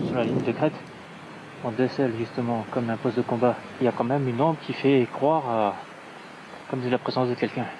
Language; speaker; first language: French; non-native, fluent; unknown